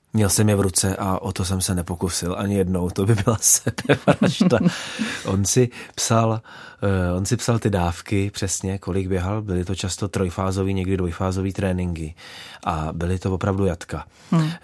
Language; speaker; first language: Czech; native; Czech